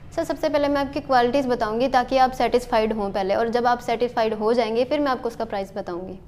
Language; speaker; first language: Hindi; native; Hindi